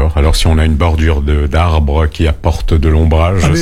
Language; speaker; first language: French; native; French